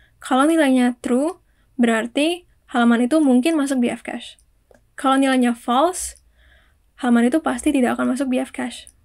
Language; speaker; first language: Indonesian; native; Indonesian